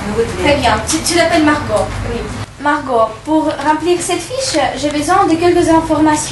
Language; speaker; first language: French; non-native, learner; Russian